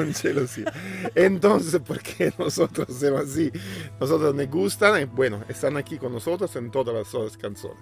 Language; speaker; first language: Spanish; non-native, learner; Italian